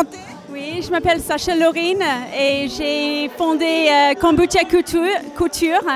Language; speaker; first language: French; non-native, learner; English